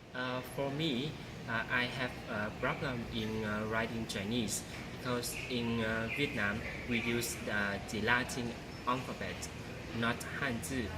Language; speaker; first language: English; non-native, learner; Vietnamese